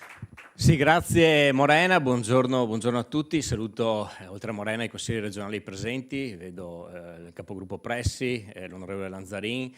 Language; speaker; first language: Italian; native; Italian